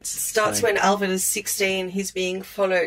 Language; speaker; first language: English; native; English